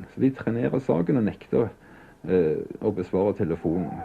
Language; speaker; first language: Norwegian; native; Norwegian